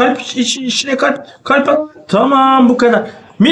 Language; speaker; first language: Turkish; native; Turkish